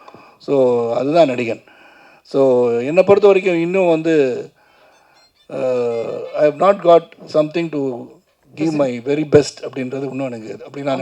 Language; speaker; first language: Tamil; native; Tamil